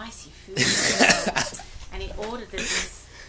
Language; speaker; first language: English; early bilingual, other home language; German